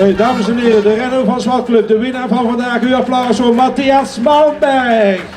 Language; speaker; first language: Dutch; native; Dutch